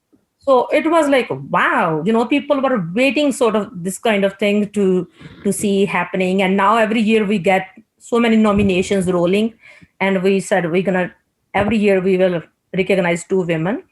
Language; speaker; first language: English; non-native, local second language; Punjabi